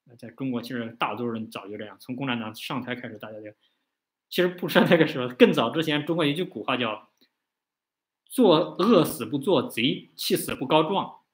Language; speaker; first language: Chinese; native; Chinese